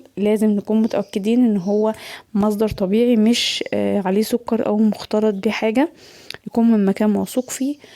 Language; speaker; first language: Arabic; native; Arabic